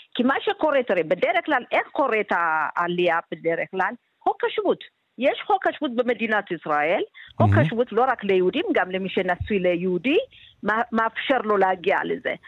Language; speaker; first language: Hebrew; non-native, fluent; Amharic